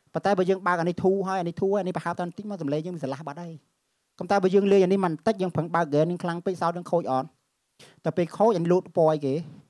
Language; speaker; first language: Khmer; native; Khmer